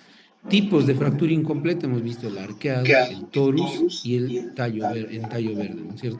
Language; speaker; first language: Spanish; native; Spanish